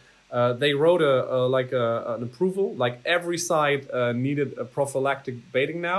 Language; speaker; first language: English; non-native, fluent; German